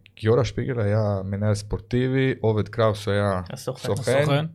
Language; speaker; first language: Hebrew; non-native, fluent; Croatian